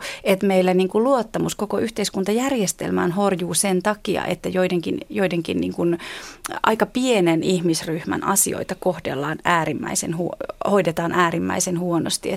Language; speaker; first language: Finnish; native; Finnish